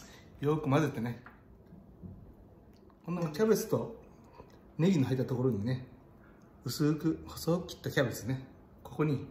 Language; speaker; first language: Japanese; native; Japanese